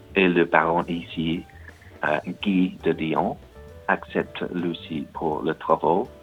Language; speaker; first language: French; non-native, learner; English